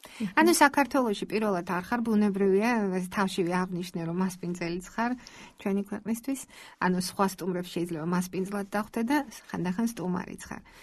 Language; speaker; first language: Georgian; native; Georgian